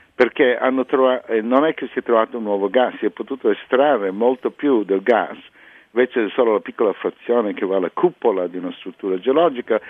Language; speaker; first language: Italian; non-native, fluent; English